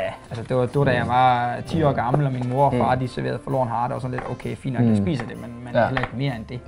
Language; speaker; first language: Danish; native; Danish